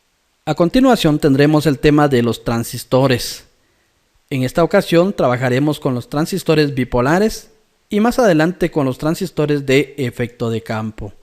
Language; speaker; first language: Spanish; native; Spanish